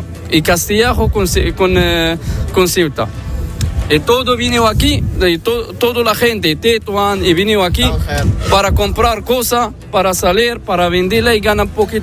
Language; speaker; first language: Spanish; non-native, learner; Arabic